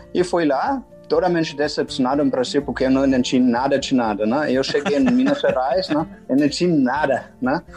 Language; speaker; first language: Portuguese; non-native, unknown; German